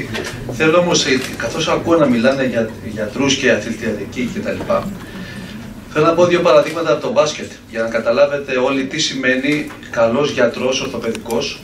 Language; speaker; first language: Greek; native; Greek